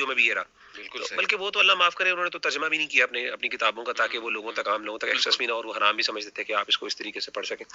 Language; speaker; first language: Urdu; native; Urdu